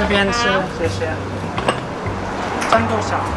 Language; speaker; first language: Chinese; non-native, fluent; English